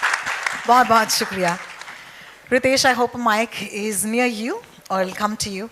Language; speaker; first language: English; non-native, local second language; Hindi